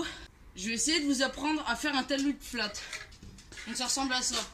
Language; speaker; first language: French; native; French